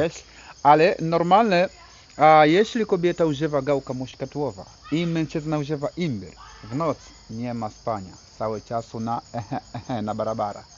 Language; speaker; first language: Polish; non-native, fluent; Swahili